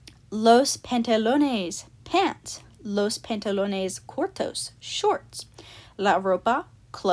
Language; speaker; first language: Spanish; non-native, learner; English